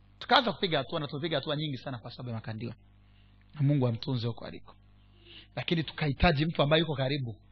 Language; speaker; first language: Swahili; non-native, local second language; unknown